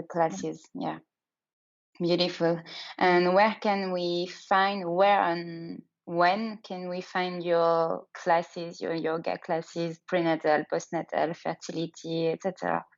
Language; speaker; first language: English; non-native, learner; French